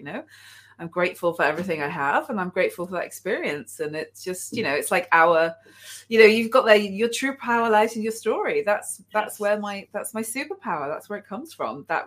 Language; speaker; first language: English; native; English